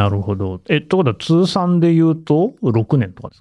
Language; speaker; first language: Japanese; native; Japanese